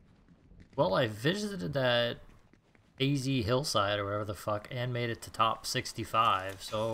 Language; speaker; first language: English; native; English